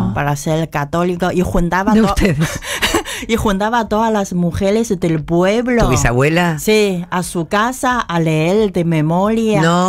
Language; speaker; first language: Spanish; non-native, fluent; Chinese